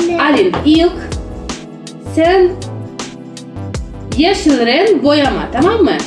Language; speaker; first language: Turkish; non-native, learner; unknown